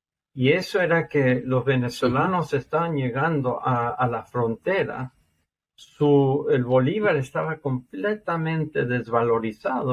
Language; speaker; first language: Spanish; non-native, fluent; English